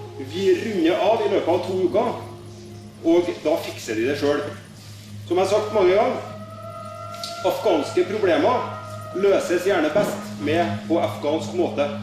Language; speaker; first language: Norwegian; native; Norwegian